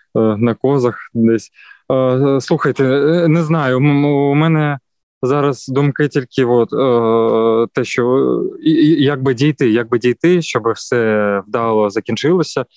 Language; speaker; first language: Ukrainian; non-native, local second language; Russian